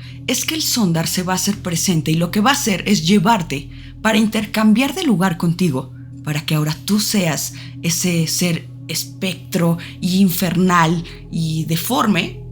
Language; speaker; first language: Spanish; native; Spanish